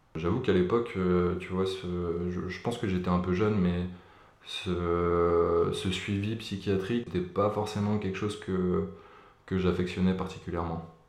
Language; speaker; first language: French; native; French